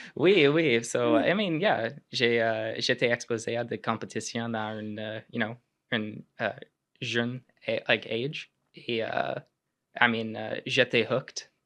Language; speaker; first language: French; non-native, local second language; English